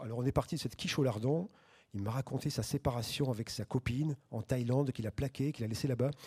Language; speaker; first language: French; native; French